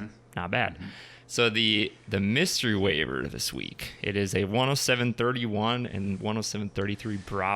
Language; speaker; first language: English; native; English